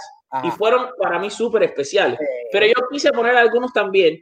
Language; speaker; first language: Spanish; native; Spanish